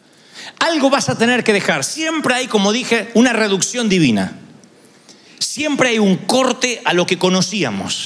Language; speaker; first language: Spanish; native; Spanish